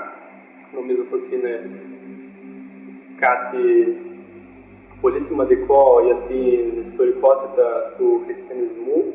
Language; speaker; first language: Greek; non-native, fluent; Portuguese